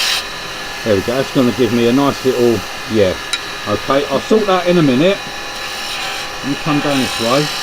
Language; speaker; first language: English; native; English